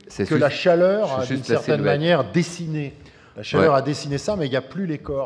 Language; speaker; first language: French; native; French